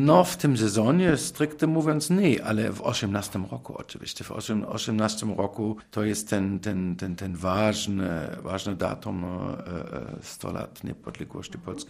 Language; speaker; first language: Polish; non-native, fluent; German